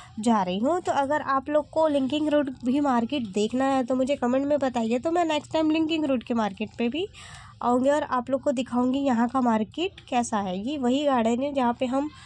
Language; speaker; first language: Hindi; native; Hindi